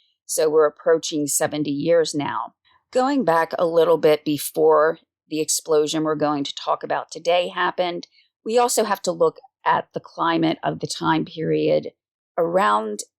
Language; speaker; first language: English; native; English